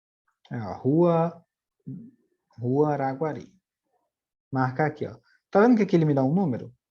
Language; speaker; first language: Portuguese; native; Portuguese